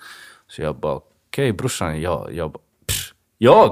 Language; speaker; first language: Swedish; early bilingual, other home language; Swahili